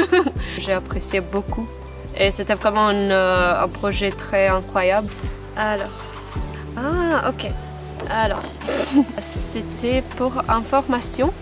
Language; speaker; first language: French; non-native, fluent; Maltese